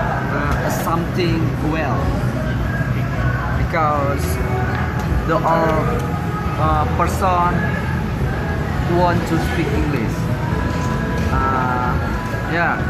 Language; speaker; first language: English; non-native, learner; Indonesian